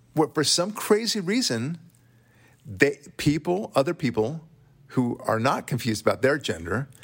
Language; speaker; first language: English; non-native, fluent; Hebrew